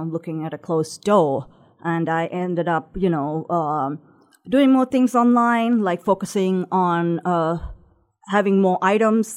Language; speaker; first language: English; non-native, local second language; Sinhala